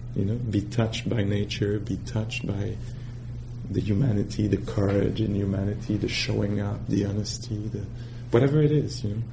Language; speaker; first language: English; non-native, fluent; French